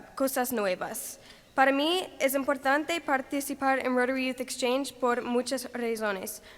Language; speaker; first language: Spanish; non-native, learner; English